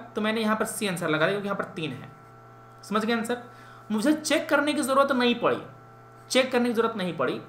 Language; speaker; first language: Hindi; native; Hindi